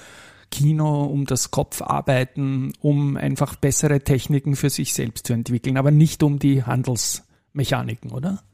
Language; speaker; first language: German; native; German